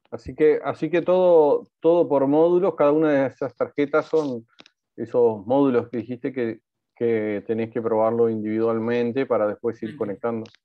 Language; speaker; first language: Spanish; native; Spanish